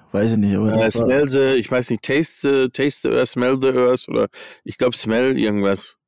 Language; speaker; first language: German; early bilingual, other home language; English